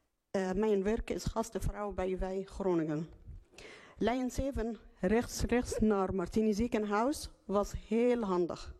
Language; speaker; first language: Dutch; non-native, learner; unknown